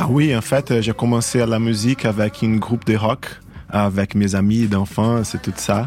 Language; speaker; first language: French; non-native, fluent; Portuguese